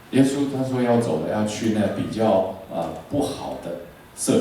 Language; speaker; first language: Chinese; native; Chinese